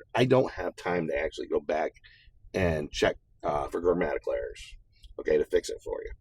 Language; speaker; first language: English; native; English